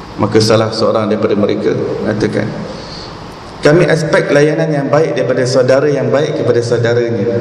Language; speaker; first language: Malay; native; Malay